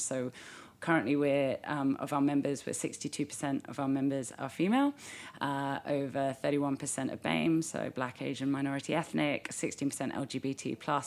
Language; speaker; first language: English; native; English